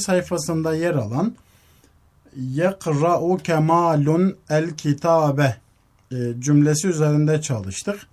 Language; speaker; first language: Turkish; native; Turkish